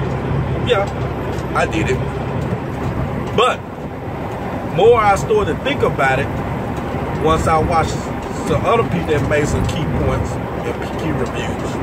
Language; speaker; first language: English; native; English